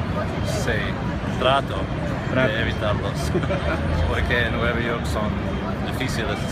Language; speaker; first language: Spanish; non-native, fluent; English